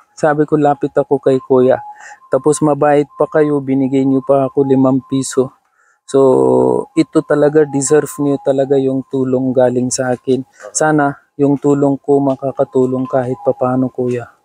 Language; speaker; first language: Filipino; non-native, learner; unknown